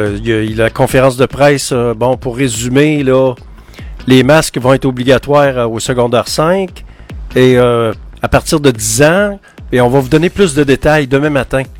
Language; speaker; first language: French; native; French